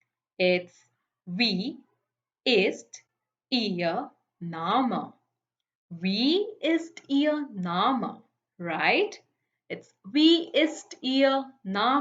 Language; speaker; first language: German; non-native, fluent; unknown